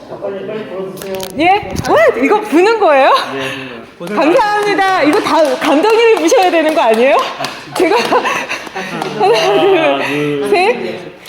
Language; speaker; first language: Korean; native; Korean